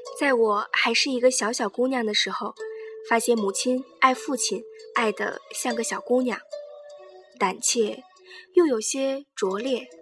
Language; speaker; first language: Chinese; native; Chinese